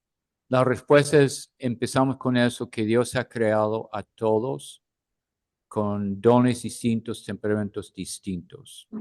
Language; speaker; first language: Spanish; non-native, fluent; English